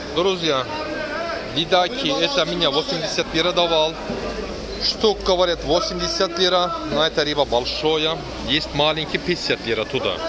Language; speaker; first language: Russian; non-native, learner; Turkish